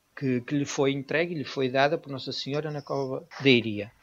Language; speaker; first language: Portuguese; native; Portuguese